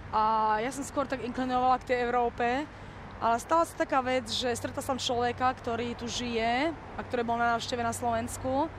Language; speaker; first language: Slovak; native; Slovak